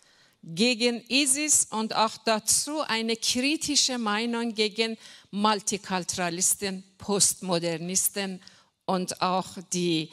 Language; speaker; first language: German; non-native, learner; Persian